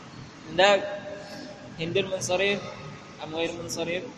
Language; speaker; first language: Arabic; non-native, fluent; Indonesian